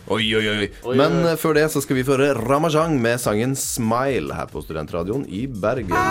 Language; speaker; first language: Norwegian; native; Norwegian